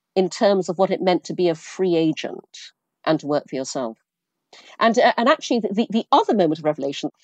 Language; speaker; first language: English; early bilingual, other home language; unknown